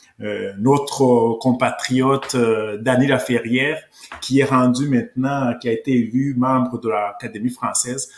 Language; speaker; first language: French; non-native, local second language; Kinyarwanda